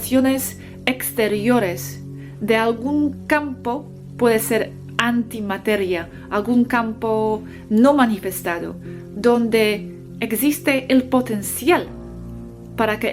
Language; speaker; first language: Spanish; non-native, fluent; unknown